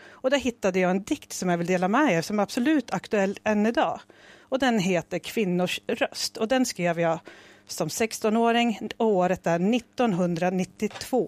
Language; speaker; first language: Swedish; native; Swedish